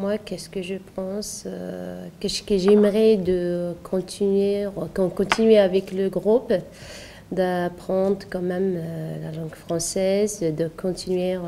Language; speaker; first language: French; non-native, learner; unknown